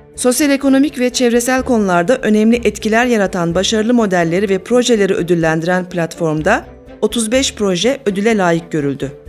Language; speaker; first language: Turkish; native; Turkish